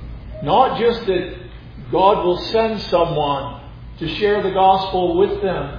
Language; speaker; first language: English; native; English